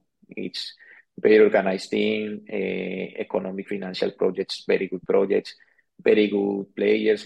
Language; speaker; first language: English; non-native, learner; Spanish